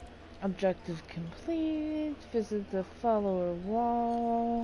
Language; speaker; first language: English; native; English